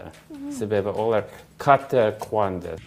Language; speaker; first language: Kazakh; non-native, learner; English